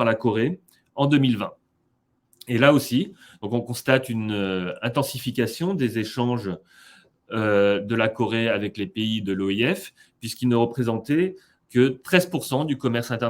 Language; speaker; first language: French; native; French